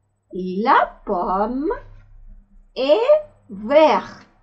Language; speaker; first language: French; non-native, fluent; Russian